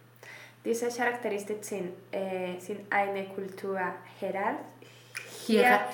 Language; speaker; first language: German; non-native, learner; Spanish